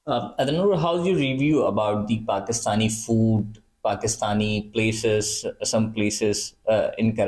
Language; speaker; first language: English; non-native, local second language; Urdu